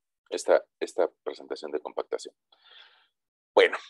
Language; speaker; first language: Spanish; native; Spanish